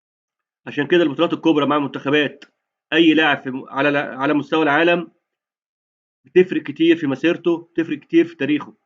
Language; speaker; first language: Arabic; native; Arabic